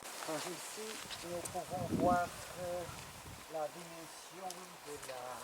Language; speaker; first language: French; non-native, learner; Portuguese